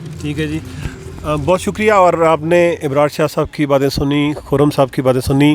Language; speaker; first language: Urdu; native; Urdu